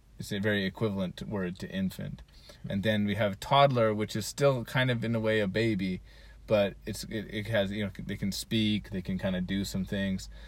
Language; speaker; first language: English; native; English